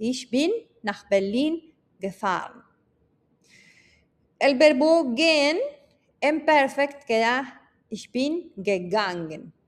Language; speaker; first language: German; non-native, fluent; Spanish